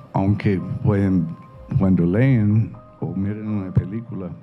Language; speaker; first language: Spanish; non-native, fluent; English